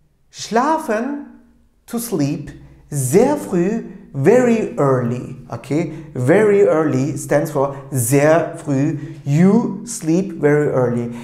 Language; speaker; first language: English; non-native, fluent; Turkish